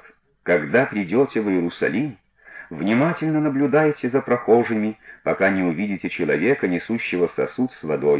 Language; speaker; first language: Russian; native; Russian